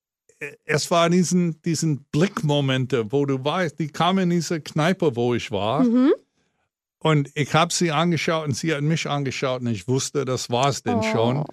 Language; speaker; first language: German; non-native, fluent; English